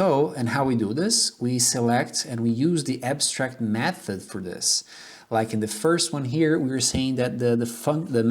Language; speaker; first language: English; non-native, fluent; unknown